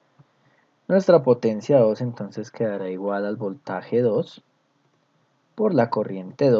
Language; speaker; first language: Spanish; native; Spanish